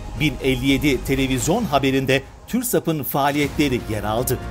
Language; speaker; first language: Turkish; native; Turkish